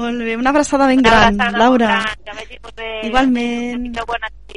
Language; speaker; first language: Catalan; native; Catalan